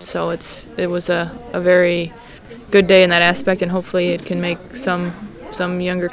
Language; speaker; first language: English; native; English